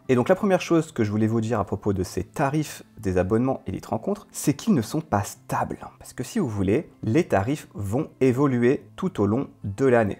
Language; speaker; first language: French; native; French